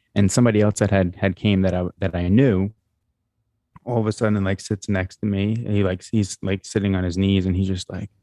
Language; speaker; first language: English; native; English